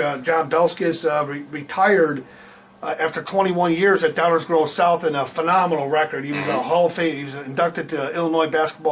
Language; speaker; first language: English; native; English